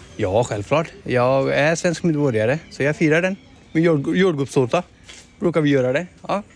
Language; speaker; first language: Swedish; non-native, fluent; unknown